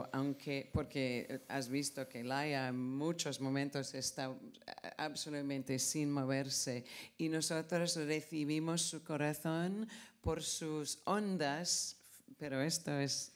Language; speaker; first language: Spanish; non-native, fluent; English